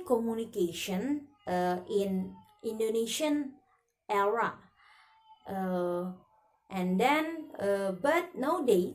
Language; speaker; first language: English; non-native, learner; Indonesian